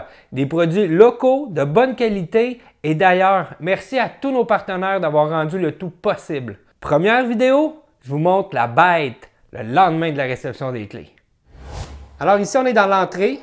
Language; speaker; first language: French; native; French